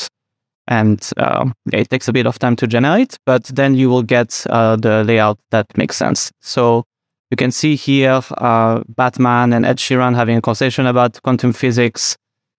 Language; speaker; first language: English; non-native, fluent; French